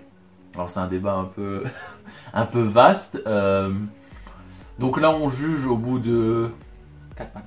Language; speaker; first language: French; native; French